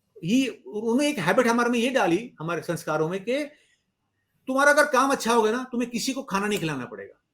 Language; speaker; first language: Hindi; native; Hindi